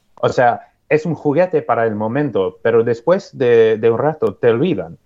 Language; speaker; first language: Spanish; non-native, fluent; English